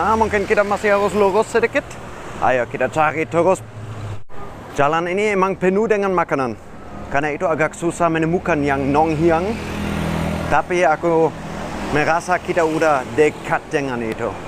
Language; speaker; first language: Indonesian; non-native, fluent; German